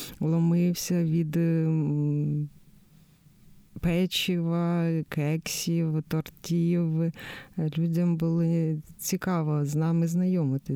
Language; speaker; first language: Ukrainian; native; Ukrainian